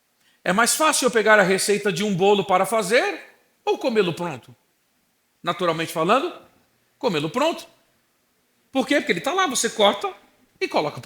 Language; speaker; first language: Portuguese; native; Portuguese